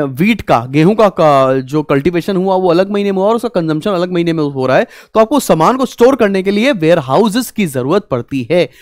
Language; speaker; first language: Hindi; native; Hindi